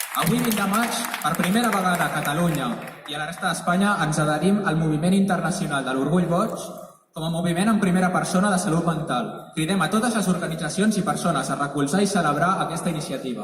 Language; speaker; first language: Catalan; native; Catalan